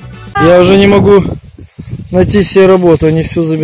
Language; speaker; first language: Russian; native; Russian